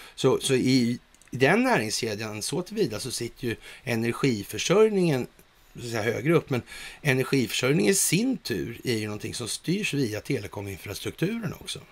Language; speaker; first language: Swedish; native; Swedish